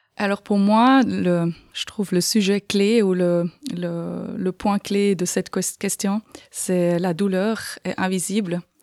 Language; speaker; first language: French; non-native, fluent; Swiss German